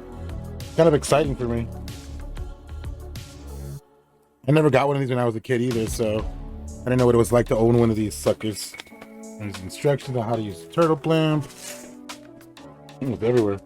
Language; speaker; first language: English; native; English